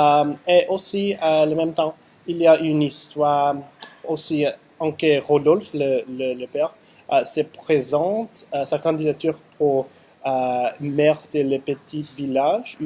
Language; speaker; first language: French; non-native, learner; English